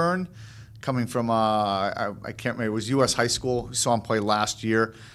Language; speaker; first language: English; native; English